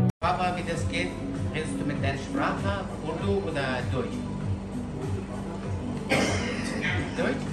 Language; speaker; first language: German; non-native, learner; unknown